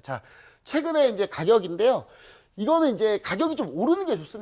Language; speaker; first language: Korean; native; Korean